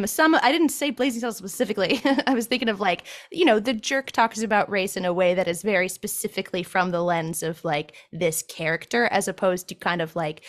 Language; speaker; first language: English; native; English